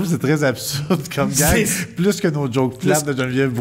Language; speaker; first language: French; native; French